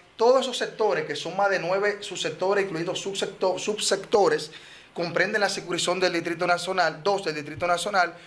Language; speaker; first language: Spanish; native; Spanish